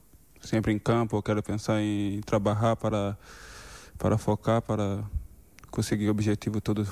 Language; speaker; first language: Spanish; non-native, learner; Portuguese